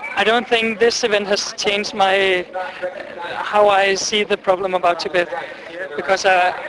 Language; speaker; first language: English; non-native, fluent; Danish